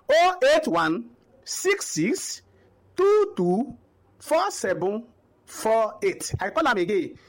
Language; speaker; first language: Nigerian Pidgin; non-native, local second language; Yoruba